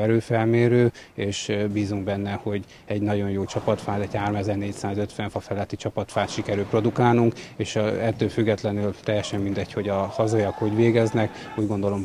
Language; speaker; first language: Hungarian; native; Hungarian